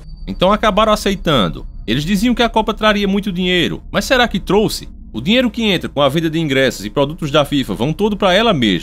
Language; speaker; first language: Portuguese; native; Portuguese